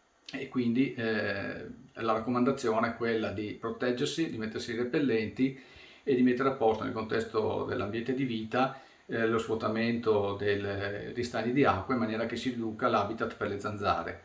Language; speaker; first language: Italian; native; Italian